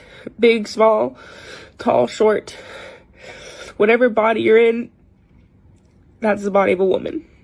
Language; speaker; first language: English; native; English